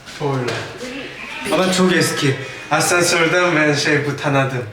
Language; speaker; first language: Turkish; non-native, learner; Korean